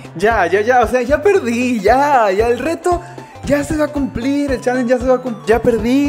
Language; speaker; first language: Spanish; native; Spanish